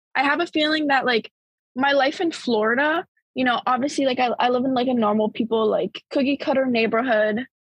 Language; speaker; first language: English; early bilingual, other home language; Bulgarian